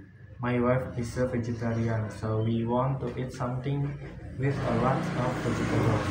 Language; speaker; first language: English; non-native, learner; Indonesian